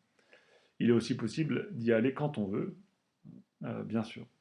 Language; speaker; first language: French; native; French